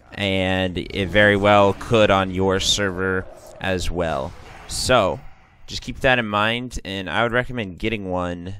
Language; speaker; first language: English; native; English